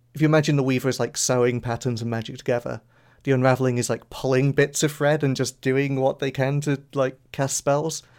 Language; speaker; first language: English; native; English